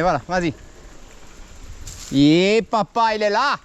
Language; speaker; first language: French; native; French